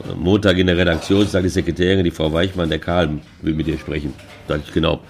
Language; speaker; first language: German; early bilingual, other home language; Hungarian